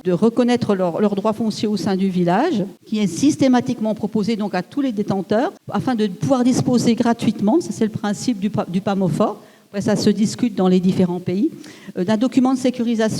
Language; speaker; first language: French; native; French